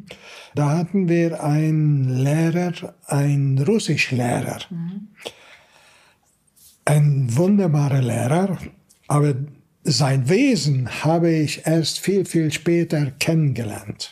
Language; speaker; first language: German; non-native, fluent; Hungarian